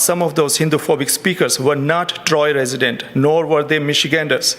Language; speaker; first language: English; non-native, fluent; German